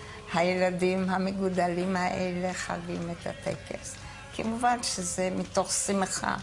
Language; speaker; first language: Hebrew; non-native, fluent; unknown